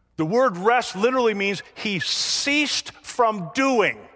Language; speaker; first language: English; native; English